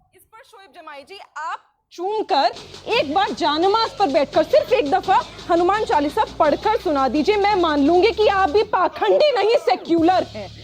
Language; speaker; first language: Hindi; native; Hindi